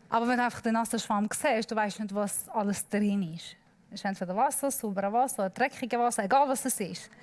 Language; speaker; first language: German; non-native, learner; Persian